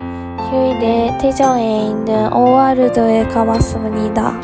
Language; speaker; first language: Korean; non-native, learner; Japanese